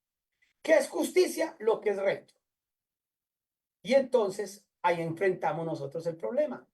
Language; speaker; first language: Spanish; native; Spanish